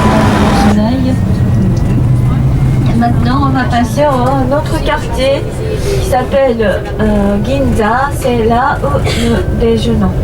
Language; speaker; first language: French; non-native, fluent; Japanese